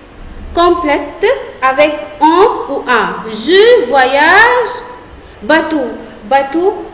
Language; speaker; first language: French; non-native, fluent; Arabic